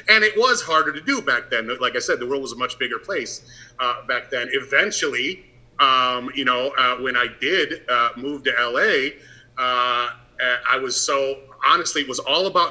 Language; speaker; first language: English; native; English